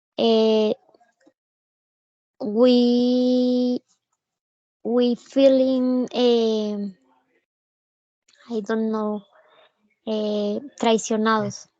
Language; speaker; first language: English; non-native, learner; Spanish